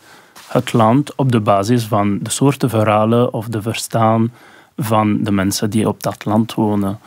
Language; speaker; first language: Dutch; non-native, local second language; French